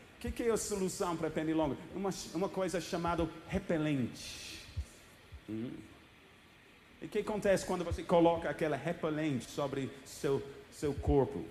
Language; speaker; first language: Portuguese; non-native, fluent; English